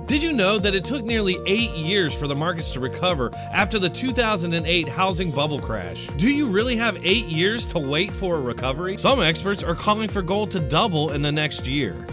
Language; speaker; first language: English; native; English